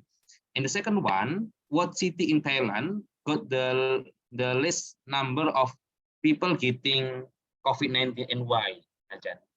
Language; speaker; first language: English; non-native, learner; Indonesian